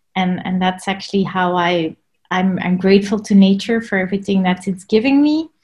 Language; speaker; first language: English; non-native, fluent; Dutch